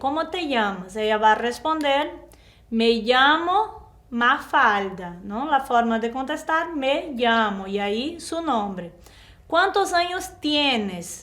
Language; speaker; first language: Spanish; non-native, fluent; Portuguese